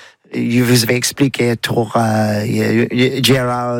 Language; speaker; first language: French; non-native, learner; English